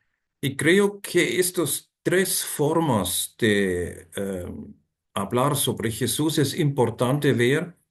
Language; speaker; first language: Spanish; non-native, fluent; German